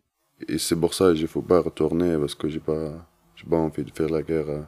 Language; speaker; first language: French; non-native, learner; Arabic